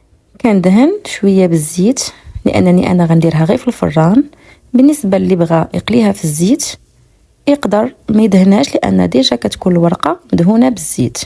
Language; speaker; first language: Arabic; native; Arabic